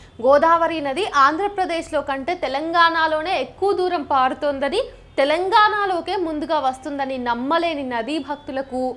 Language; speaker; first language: Telugu; native; Telugu